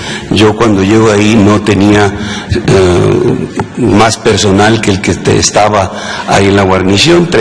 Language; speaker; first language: Spanish; native; Spanish